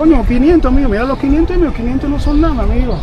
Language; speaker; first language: Spanish; native; Spanish